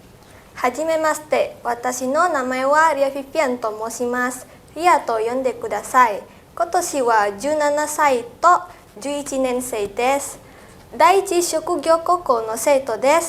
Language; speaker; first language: Japanese; non-native, learner; Indonesian